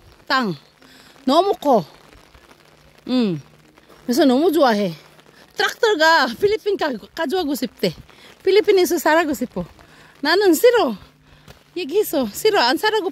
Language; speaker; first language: Korean; non-native, learner; Filipino